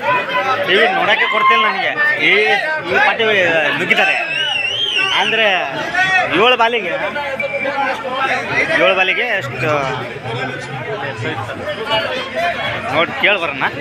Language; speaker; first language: Kannada; non-native, local second language; Lambadi